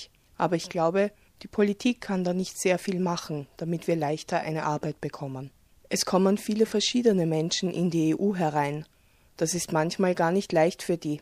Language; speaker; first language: German; early bilingual, other home language; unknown